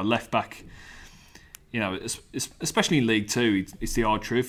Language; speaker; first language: English; native; English